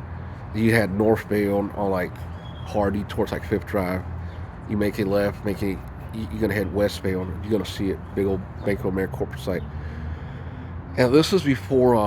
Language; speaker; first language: English; native; English